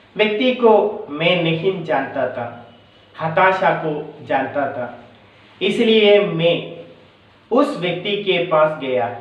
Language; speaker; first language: Hindi; non-native, local second language; Malayalam